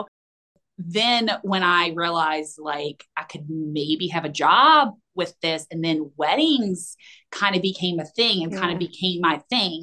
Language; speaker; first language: English; native; English